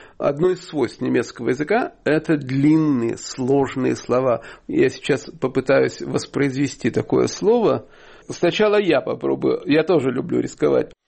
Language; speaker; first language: Russian; native; Russian